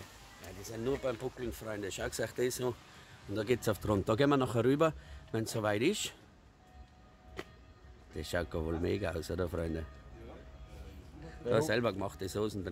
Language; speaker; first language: German; native; German